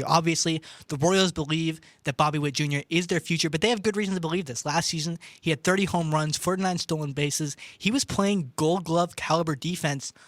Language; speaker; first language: English; native; English